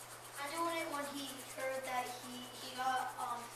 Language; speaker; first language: English; native; English